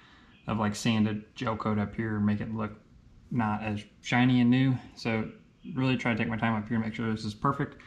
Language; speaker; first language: English; native; English